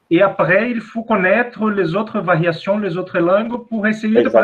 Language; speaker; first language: French; non-native, fluent; Portuguese